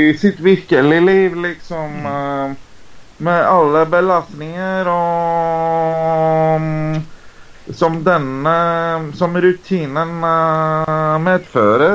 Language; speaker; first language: Norwegian; non-native, fluent; Greek